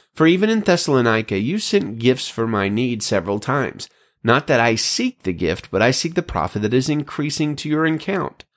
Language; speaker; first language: English; native; English